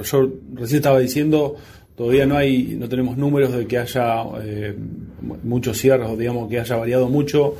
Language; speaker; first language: Spanish; native; Spanish